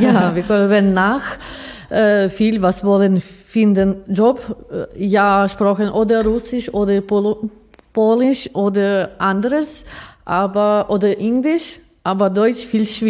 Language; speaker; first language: German; non-native, learner; Ukrainian